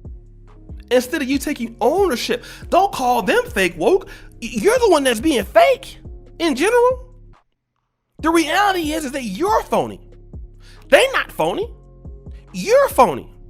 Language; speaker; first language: English; native; English